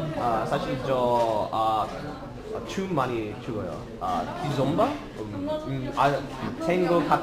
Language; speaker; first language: Korean; non-native, learner; English